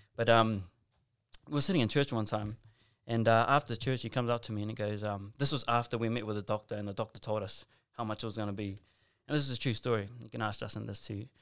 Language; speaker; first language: English; native; English